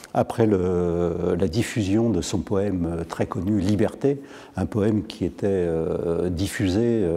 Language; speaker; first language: French; native; French